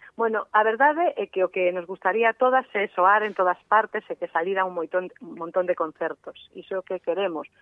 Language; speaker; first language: Galician; non-native, local second language; Spanish